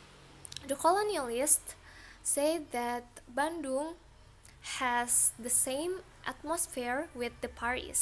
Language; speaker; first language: English; non-native, learner; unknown